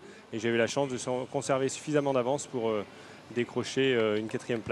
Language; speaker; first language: French; native; French